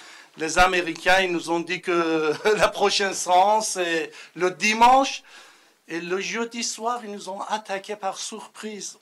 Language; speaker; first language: French; non-native, fluent; Persian